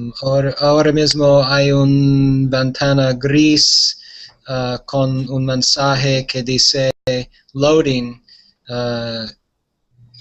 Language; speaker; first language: Spanish; non-native, learner; English